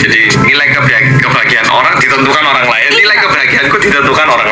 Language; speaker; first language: Indonesian; non-native, fluent; Korean